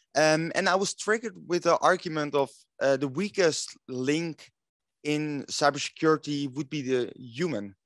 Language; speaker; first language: English; non-native, fluent; Dutch